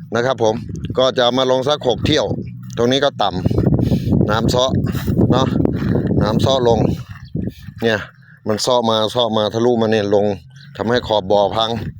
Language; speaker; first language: Thai; non-native, local second language; Northeastern Thai